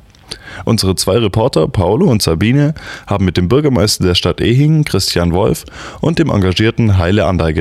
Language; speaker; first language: German; native; German